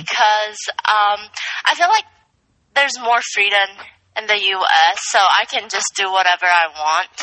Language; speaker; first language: English; non-native, fluent; Chinese